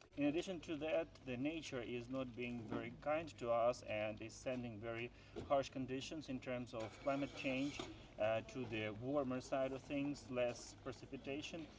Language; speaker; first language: English; non-native, fluent; Ukrainian